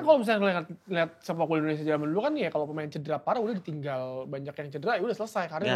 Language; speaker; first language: Indonesian; native; Indonesian